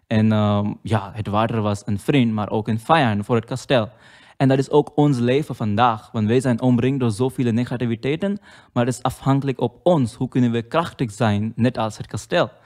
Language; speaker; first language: Dutch; non-native, learner; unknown